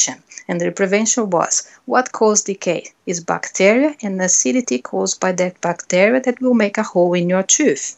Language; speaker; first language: English; non-native, fluent; Portuguese